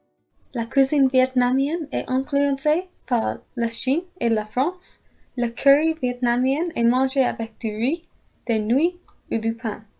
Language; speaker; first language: French; non-native, learner; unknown